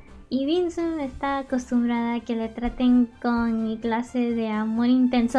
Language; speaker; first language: Spanish; early bilingual, heritage; Spanish